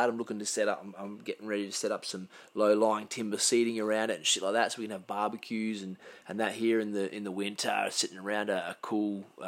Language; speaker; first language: English; native; English